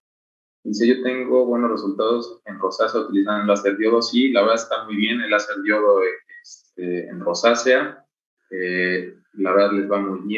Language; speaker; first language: Spanish; native; Spanish